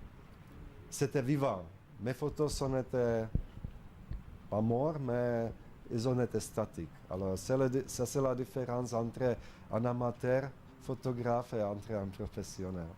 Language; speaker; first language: French; non-native, fluent; Czech